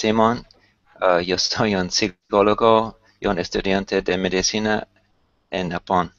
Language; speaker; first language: Spanish; non-native, learner; English